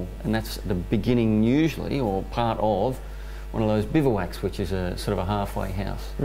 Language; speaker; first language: English; native; English